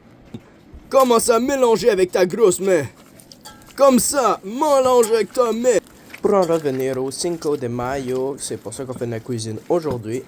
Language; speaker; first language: French; native; French